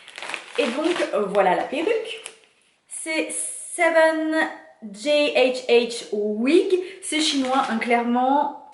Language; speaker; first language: French; native; French